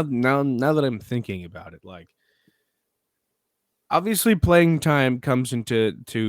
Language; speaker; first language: English; native; English